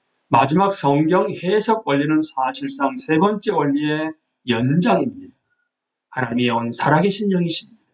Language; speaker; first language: Korean; native; Korean